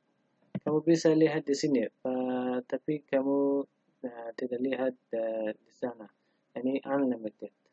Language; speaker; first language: Indonesian; non-native, learner; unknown